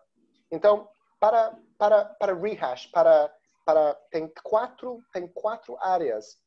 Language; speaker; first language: Spanish; non-native, learner; Portuguese